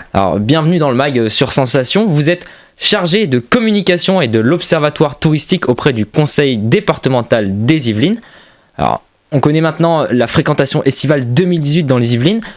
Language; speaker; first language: French; native; French